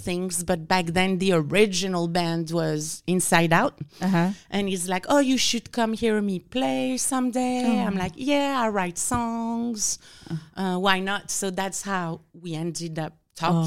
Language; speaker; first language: English; non-native, fluent; French